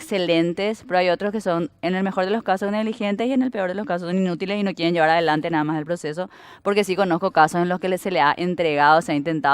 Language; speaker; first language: Spanish; native; Spanish